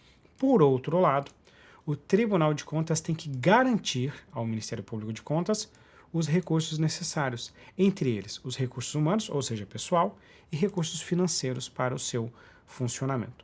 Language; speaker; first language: Portuguese; native; Portuguese